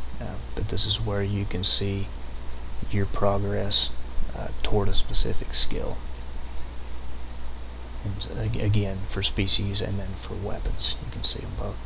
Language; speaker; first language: English; native; English